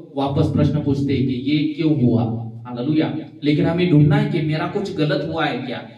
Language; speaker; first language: Hindi; non-native, local second language; Marathi